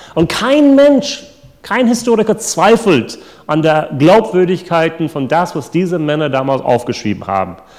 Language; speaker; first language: German; non-native, fluent; English